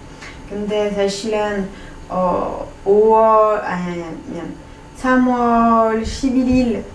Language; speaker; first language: Korean; non-native, learner; French